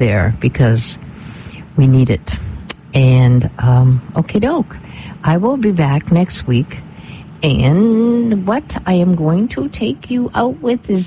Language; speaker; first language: English; native; English